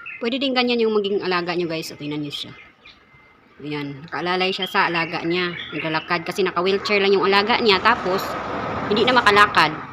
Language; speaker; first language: Filipino; non-native, local second language; Cebuano